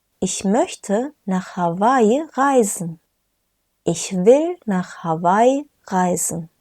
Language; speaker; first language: German; non-native, fluent; Turkish